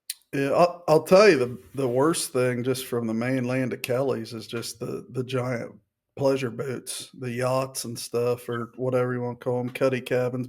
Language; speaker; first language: English; native; English